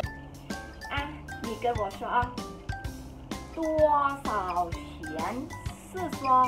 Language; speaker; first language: Chinese; non-native, learner; Thai